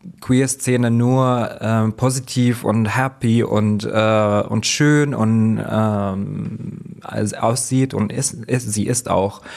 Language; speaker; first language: German; non-native, fluent; Arabic